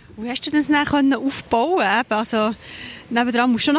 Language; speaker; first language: German; native; German